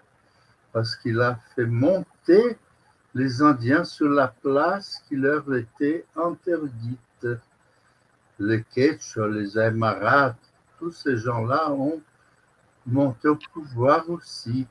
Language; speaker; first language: French; non-native, fluent; Portuguese